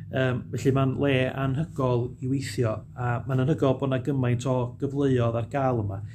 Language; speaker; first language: Welsh; native; Welsh